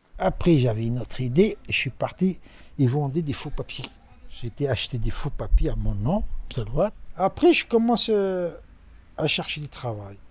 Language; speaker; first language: French; non-native, learner; Arabic